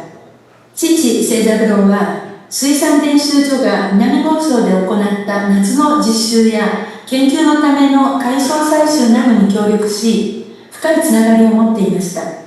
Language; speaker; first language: Japanese; native; Japanese